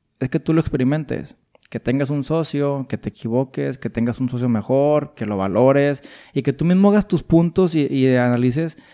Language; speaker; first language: Spanish; native; Spanish